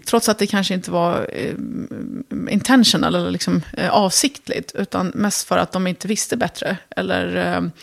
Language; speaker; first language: Swedish; early bilingual, other home language; Arabic